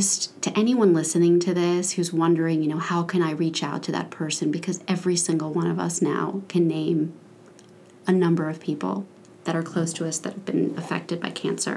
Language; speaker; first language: English; native; English